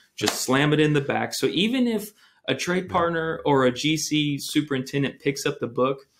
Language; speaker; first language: English; native; English